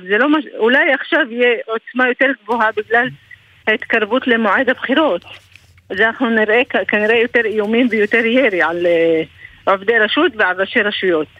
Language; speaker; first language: Hebrew; non-native, local second language; Arabic